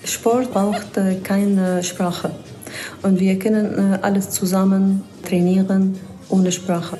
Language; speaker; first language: German; non-native, learner; Arabic